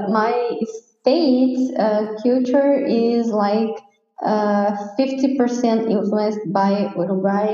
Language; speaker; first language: English; non-native, fluent; Portuguese